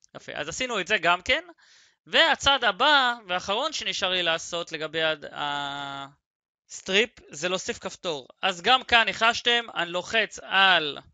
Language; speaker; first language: Hebrew; native; Hebrew